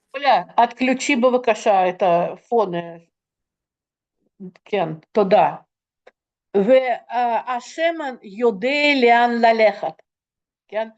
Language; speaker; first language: Hebrew; non-native, fluent; Russian